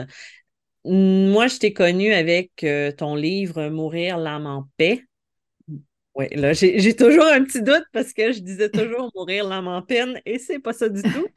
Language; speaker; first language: French; native; French